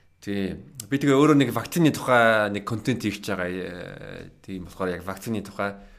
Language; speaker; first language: Mongolian; early bilingual, heritage; Mongolian